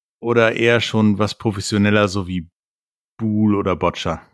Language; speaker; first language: German; native; German